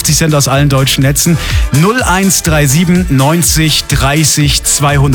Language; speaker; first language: German; native; German